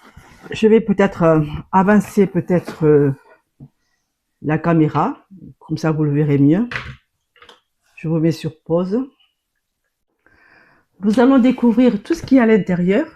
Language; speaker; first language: French; native; French